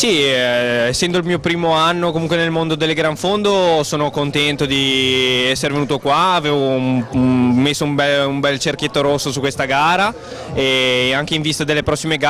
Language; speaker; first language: Italian; native; Italian